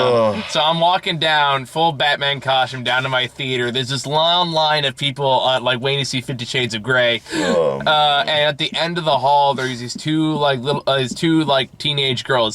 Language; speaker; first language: English; native; English